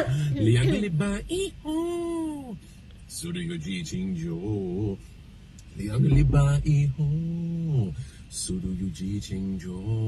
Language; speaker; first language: Chinese; non-native, learner; English